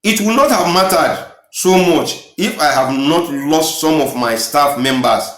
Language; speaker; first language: English; non-native, local second language; Yoruba